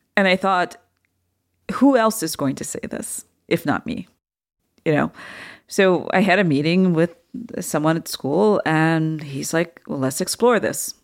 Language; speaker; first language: English; native; English